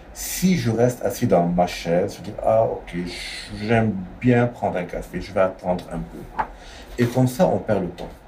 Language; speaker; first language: French; non-native, local second language; Arabic